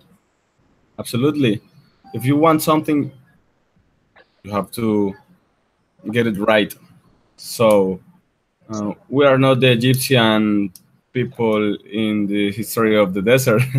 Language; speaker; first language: English; non-native, learner; Spanish